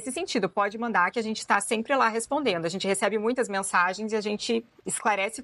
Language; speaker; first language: Portuguese; native; Portuguese